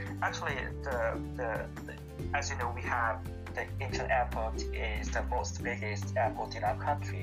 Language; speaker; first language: English; non-native, learner; Korean